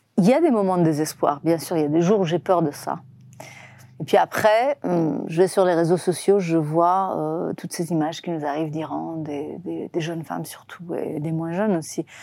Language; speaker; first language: French; non-native, fluent; Persian